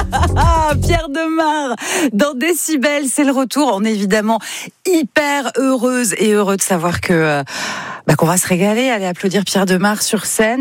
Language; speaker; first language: French; native; French